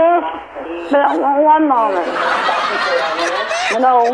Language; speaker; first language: English; non-native, learner; Spanish